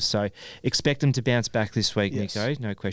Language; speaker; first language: English; native; English